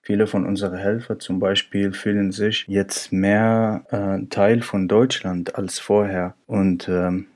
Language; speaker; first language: German; non-native, fluent; Arabic